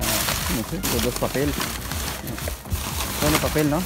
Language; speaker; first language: Spanish; non-native, learner; Filipino